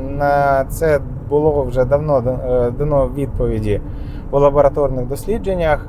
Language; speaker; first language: Ukrainian; non-native, local second language; Russian